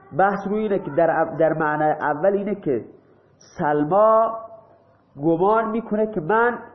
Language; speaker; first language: Persian; non-native, local second language; Baluchi